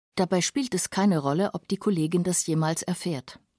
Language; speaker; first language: German; native; German